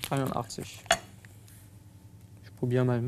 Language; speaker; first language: German; non-native, fluent; French